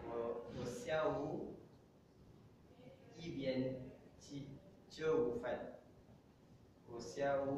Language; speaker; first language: Chinese; non-native, learner; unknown